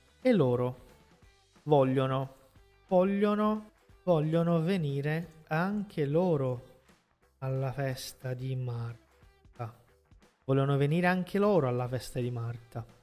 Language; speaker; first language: Italian; non-native, fluent; Portuguese